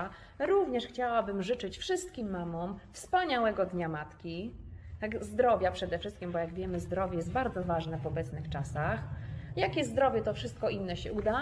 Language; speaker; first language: Polish; native; Polish